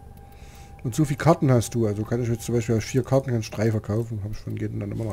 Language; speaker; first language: German; native; German